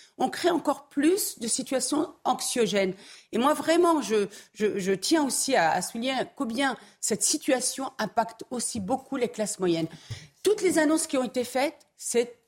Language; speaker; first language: French; early bilingual, other home language; Arabic